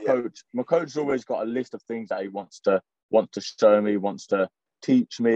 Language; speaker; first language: English; native; English